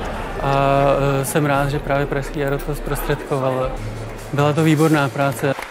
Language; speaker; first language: Czech; non-native, fluent; Japanese